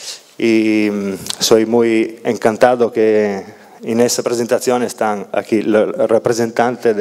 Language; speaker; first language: Spanish; non-native, learner; Italian